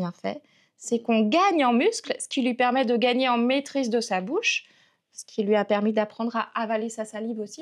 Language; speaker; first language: French; native; French